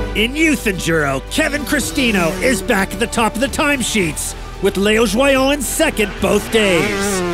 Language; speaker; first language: English; non-native, fluent; Portuguese